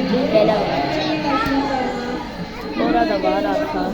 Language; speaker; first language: Turkish; non-native, learner; Azerbaijani